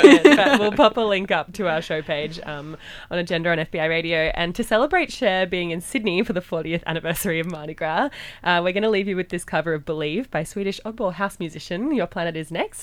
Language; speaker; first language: English; native; English